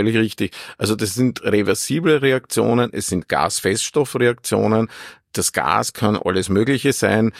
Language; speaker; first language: German; native; German